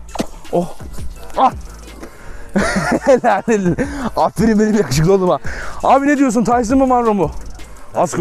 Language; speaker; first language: Turkish; native; Turkish